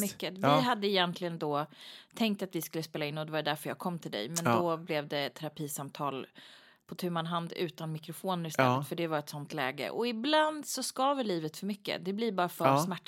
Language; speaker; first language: Swedish; native; Swedish